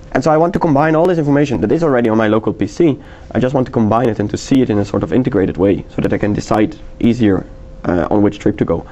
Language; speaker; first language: English; non-native, fluent; Dutch